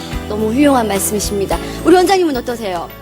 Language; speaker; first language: Korean; native; Korean